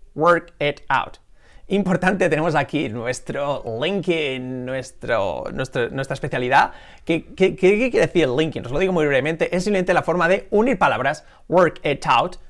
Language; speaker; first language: Spanish; native; Spanish